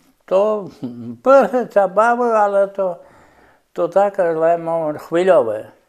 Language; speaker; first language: Polish; non-native, local second language; Rusyn